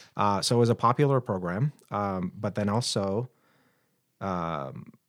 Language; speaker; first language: English; non-native, fluent; Arabic